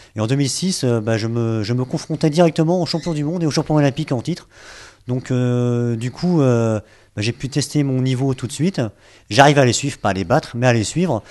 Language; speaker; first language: French; native; French